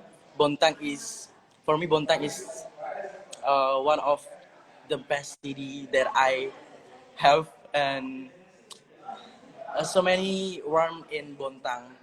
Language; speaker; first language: English; non-native, learner; Indonesian